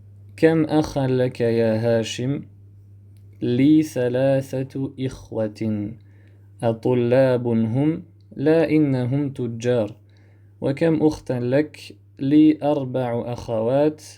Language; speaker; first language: Arabic; non-native, fluent; French